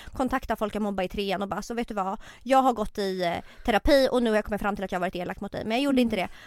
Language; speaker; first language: Swedish; early bilingual, other home language; Serbian